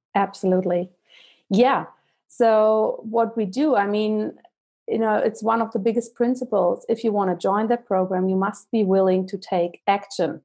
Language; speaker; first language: English; non-native, fluent; German